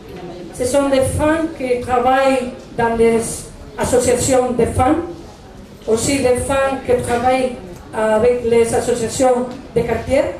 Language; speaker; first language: French; non-native, learner; Spanish